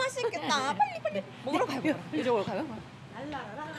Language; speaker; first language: Korean; native; Korean